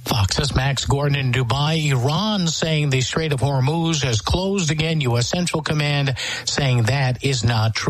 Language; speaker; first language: English; native; English